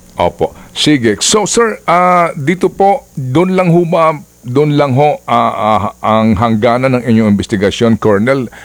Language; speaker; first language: Filipino; non-native, local second language; Cebuano